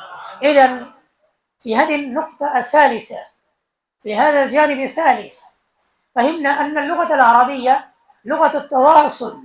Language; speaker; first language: Arabic; non-native, fluent; Bangla